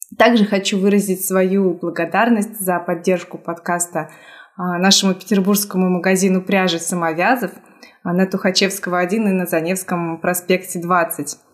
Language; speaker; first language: Russian; native; Russian